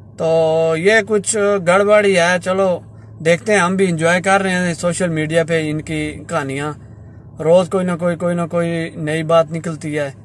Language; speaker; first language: Urdu; non-native, local second language; Punjabi